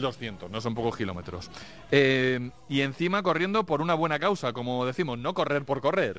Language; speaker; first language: Spanish; native; Spanish